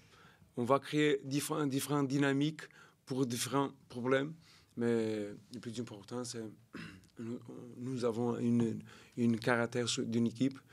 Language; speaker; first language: French; non-native, learner; Portuguese